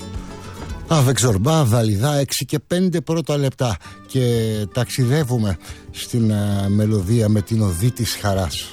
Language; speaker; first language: Greek; native; Greek